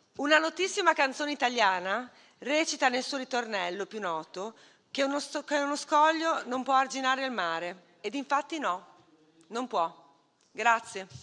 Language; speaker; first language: Italian; native; Italian